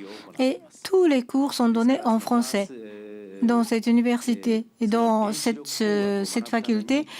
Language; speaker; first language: French; non-native, fluent; Japanese